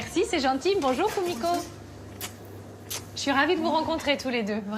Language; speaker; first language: French; native; French